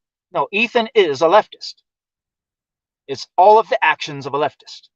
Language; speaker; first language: English; native; English